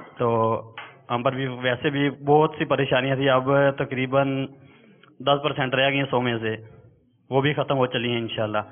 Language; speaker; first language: Urdu; non-native, local second language; Punjabi